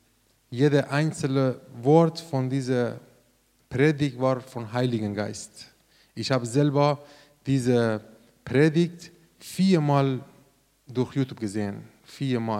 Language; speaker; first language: German; non-native, learner; Persian